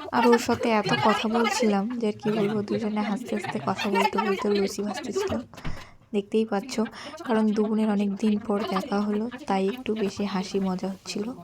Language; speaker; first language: Bangla; non-native, local second language; Rangpuri